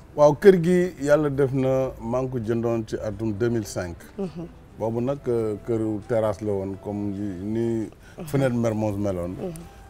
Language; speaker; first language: Wolof; non-native, local second language; Fula